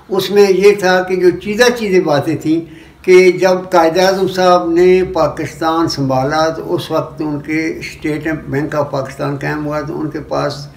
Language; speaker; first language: Urdu; native; Urdu